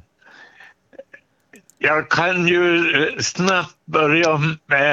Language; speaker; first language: Swedish; native; Swedish